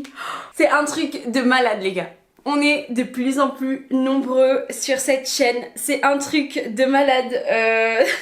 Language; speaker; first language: French; native; French